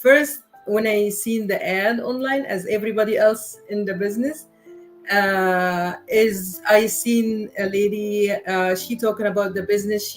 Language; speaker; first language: English; non-native, learner; Arabic